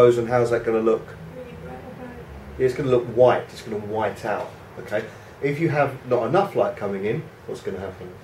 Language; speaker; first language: English; native; English